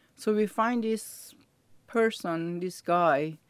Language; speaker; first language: English; non-native, learner; Persian